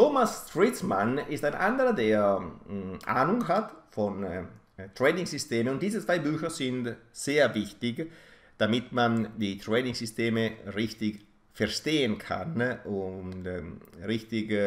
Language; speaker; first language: German; non-native, fluent; Italian